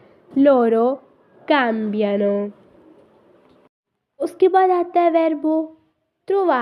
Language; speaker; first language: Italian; non-native, fluent; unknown